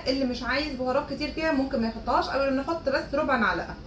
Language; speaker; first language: Arabic; native; Arabic